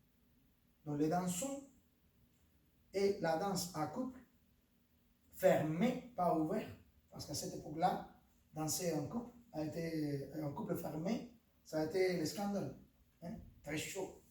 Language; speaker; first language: French; non-native, fluent; Spanish